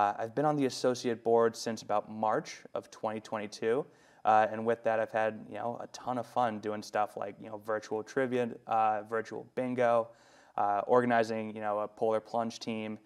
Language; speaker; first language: English; native; English